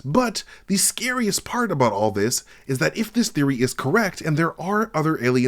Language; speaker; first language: English; native; English